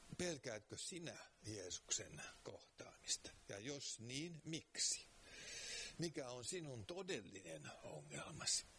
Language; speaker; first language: Finnish; native; Finnish